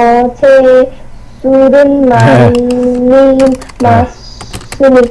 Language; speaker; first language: Korean; non-native, learner; Vietnamese